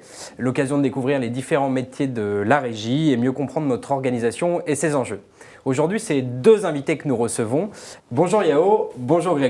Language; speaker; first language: French; native; French